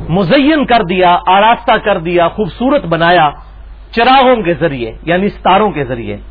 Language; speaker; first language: Urdu; non-native, local second language; Punjabi